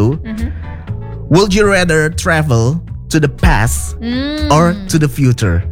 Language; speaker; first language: English; non-native, fluent; Indonesian